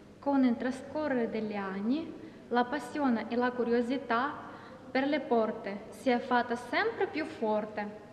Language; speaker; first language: Italian; non-native, fluent; Ukrainian